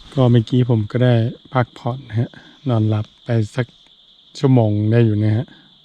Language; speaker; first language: Thai; non-native, local second language; S'gaw Karen